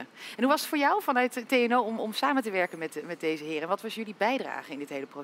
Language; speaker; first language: Dutch; native; Dutch